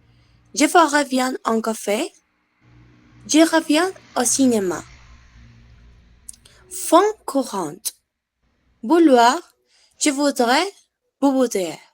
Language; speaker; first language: French; non-native, learner; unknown